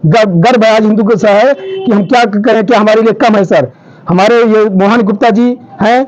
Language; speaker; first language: Hindi; native; Hindi